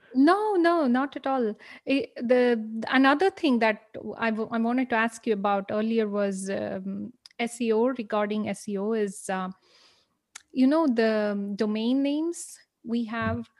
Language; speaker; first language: English; non-native, local second language; Kannada